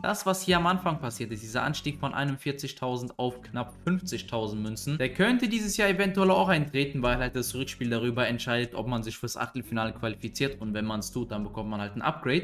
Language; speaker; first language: German; native; German